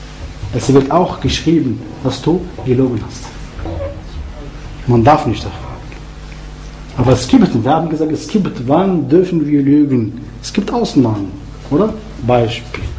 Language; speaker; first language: German; non-native, fluent; Arabic